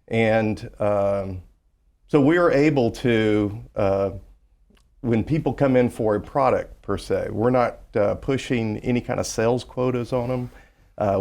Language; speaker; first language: English; native; English